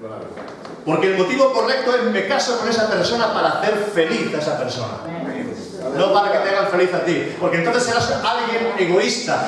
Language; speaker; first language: Spanish; native; Spanish